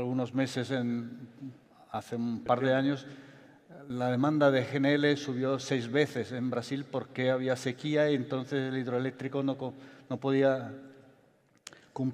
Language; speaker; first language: Spanish; non-native, fluent; Italian